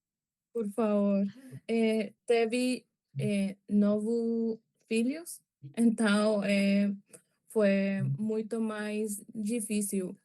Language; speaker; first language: Portuguese; non-native, learner; Spanish